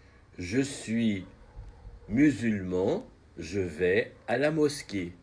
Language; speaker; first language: French; non-native, fluent; Portuguese